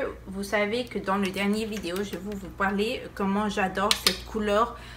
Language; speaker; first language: French; non-native, fluent; Spanish